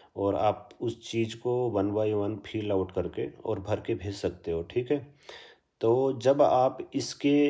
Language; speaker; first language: Hindi; native; Hindi